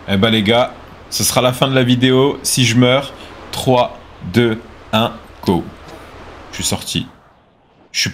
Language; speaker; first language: French; native; French